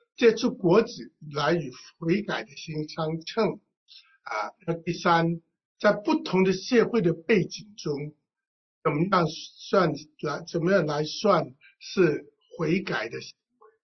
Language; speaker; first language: Chinese; non-native, local second language; Cantonese